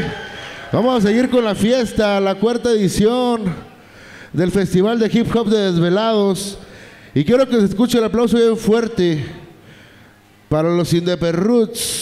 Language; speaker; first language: Spanish; native; Spanish